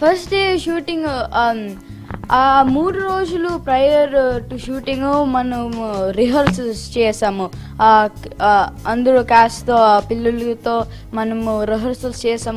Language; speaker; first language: Telugu; early bilingual, heritage; Telugu